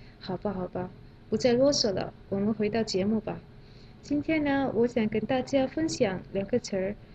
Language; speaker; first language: Chinese; non-native, fluent; Malay